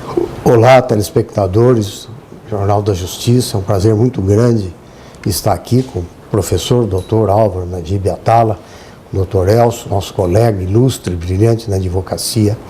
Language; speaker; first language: Portuguese; native; Portuguese